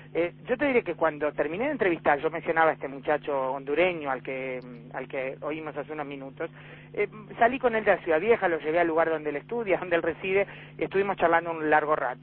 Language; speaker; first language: Spanish; native; Spanish